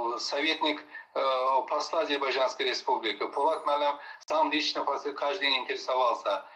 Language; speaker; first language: Russian; non-native, local second language; Azerbaijani